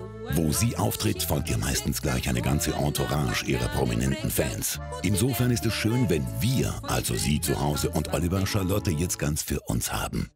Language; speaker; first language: German; native; German